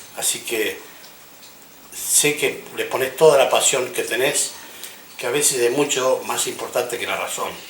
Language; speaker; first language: Spanish; early bilingual, other home language; English